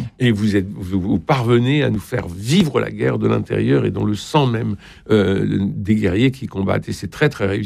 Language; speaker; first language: French; native; French